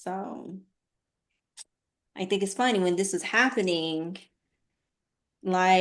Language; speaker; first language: English; native; English